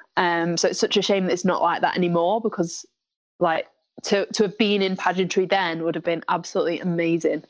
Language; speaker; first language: English; native; English